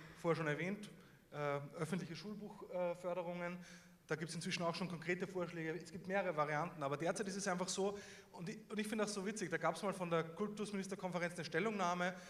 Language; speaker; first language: German; native; German